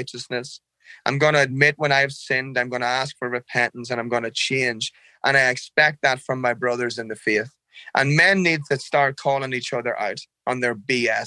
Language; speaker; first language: English; native; English